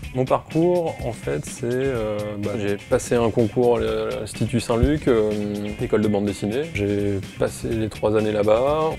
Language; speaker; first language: French; native; French